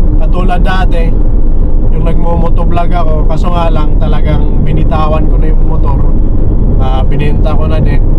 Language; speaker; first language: Filipino; native; Filipino